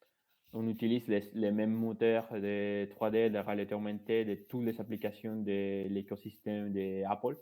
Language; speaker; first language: French; non-native, fluent; Spanish